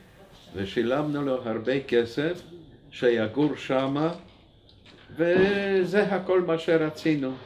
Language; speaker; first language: Hebrew; non-native, fluent; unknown